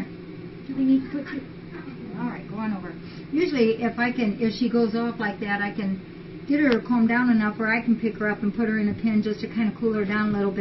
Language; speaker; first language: English; native; English